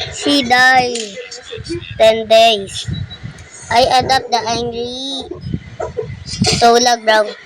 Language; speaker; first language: English; non-native, learner; Filipino